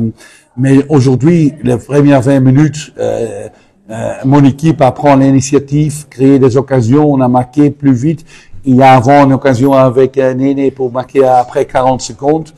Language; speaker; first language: French; non-native, fluent; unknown